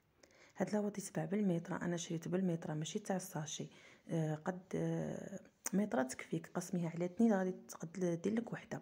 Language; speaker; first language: Arabic; native; Arabic